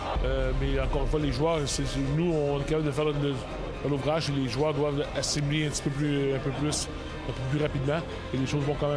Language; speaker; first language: French; native; French